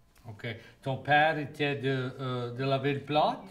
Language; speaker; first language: French; native; French